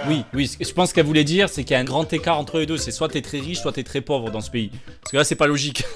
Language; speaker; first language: French; native; French